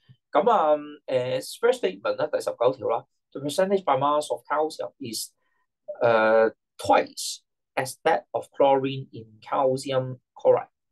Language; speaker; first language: English; non-native, local second language; Cantonese